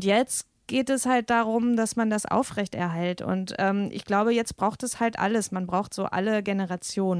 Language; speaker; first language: German; native; German